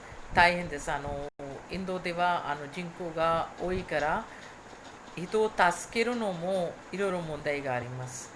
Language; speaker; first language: Japanese; non-native, fluent; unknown